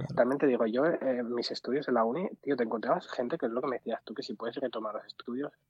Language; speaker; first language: Spanish; early bilingual, other home language; Arabic